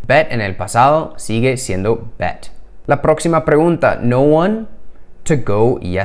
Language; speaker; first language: Spanish; non-native, fluent; English